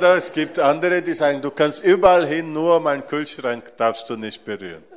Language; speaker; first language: German; non-native, fluent; Portuguese